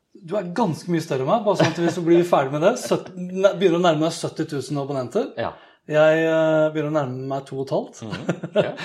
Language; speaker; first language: Norwegian; native; Norwegian